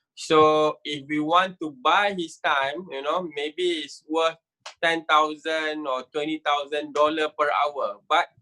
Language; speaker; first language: English; non-native, local second language; Malay